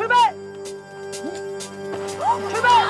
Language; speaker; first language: Korean; native; Korean